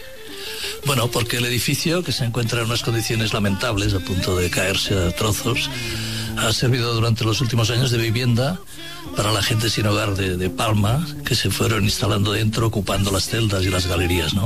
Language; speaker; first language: Spanish; native; Spanish